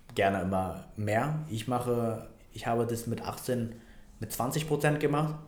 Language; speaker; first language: German; non-native, fluent; Vietnamese